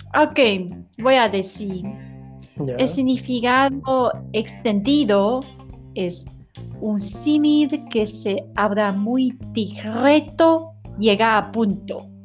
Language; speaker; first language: Spanish; non-native, learner; Chinese